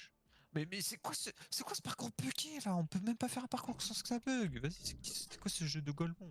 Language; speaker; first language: French; native; French